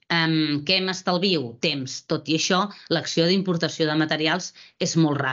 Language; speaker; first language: Catalan; native; Catalan